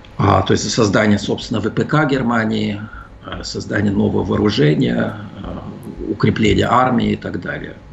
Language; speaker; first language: Russian; early bilingual, heritage; Russian